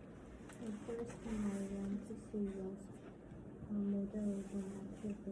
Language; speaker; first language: English; non-native, learner; Korean